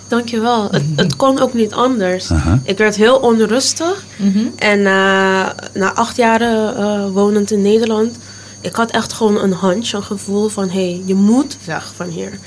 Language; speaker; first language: Dutch; non-native, local second language; Papiamento